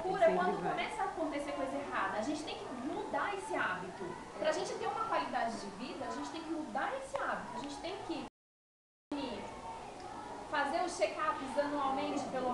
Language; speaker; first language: Portuguese; native; Portuguese